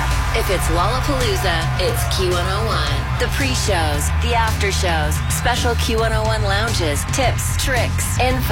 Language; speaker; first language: English; native; English